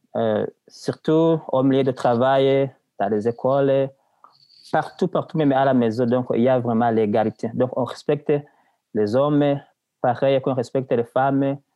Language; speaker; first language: French; non-native, local second language; Rundi